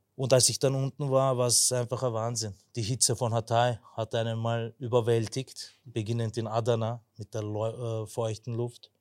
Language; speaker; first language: German; non-native, local second language; Turkish